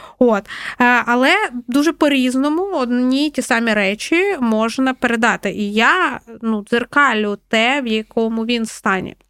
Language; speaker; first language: Ukrainian; non-native, local second language; Russian